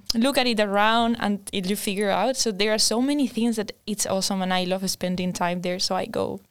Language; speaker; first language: English; non-native, fluent; Spanish